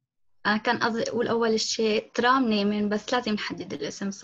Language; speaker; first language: Dutch; non-native, learner; Arabic